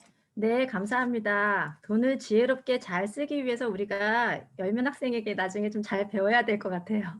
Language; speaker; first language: Korean; native; Korean